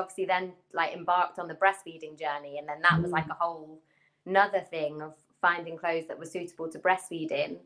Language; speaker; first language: English; native; English